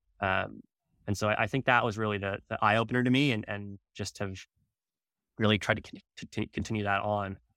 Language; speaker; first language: English; native; English